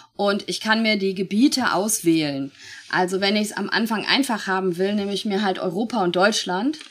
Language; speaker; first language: German; native; German